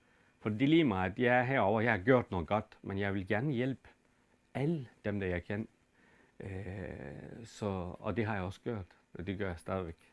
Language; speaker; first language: Danish; non-native, fluent; Turkish